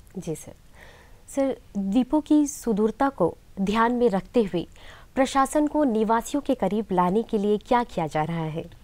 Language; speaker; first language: Hindi; native; Hindi